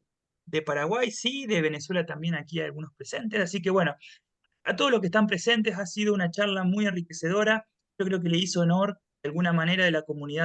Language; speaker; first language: Spanish; native; Spanish